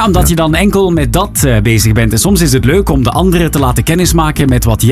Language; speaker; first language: Dutch; native; Dutch